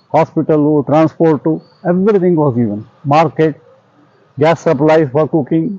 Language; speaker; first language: Kannada; native; Kannada